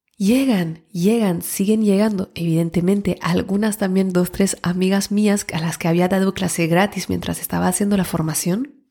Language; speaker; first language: Spanish; non-native, fluent; French